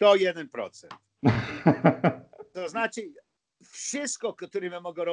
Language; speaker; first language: Polish; non-native, learner; English